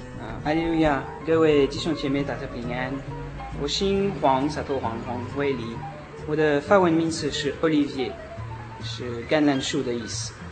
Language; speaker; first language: Chinese; non-native, learner; French